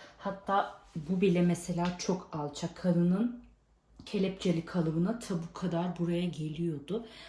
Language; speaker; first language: Turkish; native; Turkish